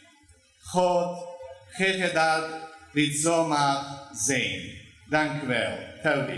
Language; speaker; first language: Dutch; non-native, fluent; Turoyo